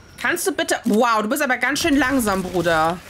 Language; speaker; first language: German; native; German